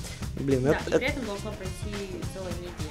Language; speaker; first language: Russian; native; Russian